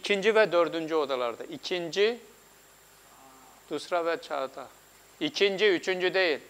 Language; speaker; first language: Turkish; non-native, fluent; Urdu